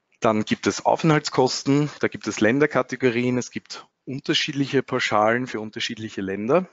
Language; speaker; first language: German; native; German